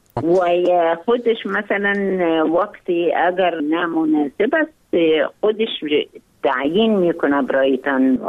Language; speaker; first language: Persian; non-native, learner; Arabic